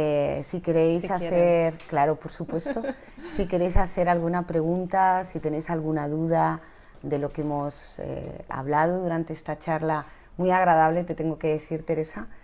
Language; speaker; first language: Spanish; native; Spanish